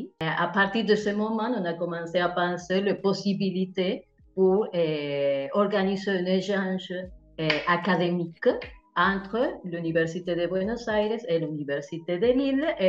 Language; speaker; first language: French; non-native, fluent; Spanish